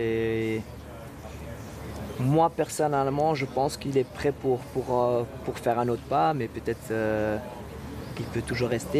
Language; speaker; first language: French; non-native, local second language; Dutch